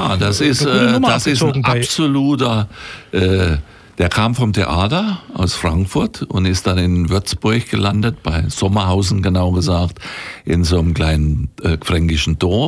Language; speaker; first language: German; native; German